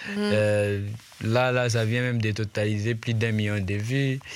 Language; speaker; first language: French; non-native, local second language; Swahili